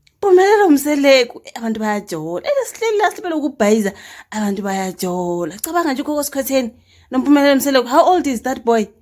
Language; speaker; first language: Zulu; native; Zulu